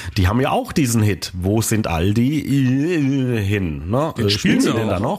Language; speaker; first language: German; native; German